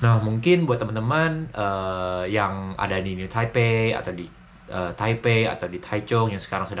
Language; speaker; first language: Indonesian; native; Indonesian